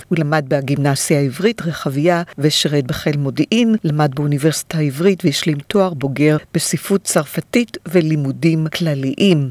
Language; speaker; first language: Hebrew; native; Hebrew